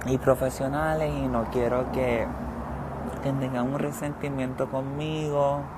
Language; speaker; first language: Spanish; early bilingual, other home language; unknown